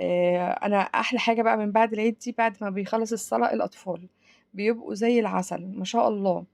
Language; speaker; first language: Arabic; native; Arabic